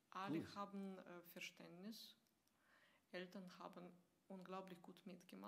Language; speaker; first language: German; non-native, fluent; Russian